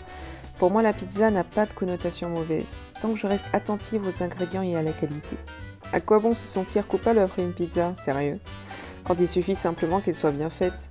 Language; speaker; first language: French; native; French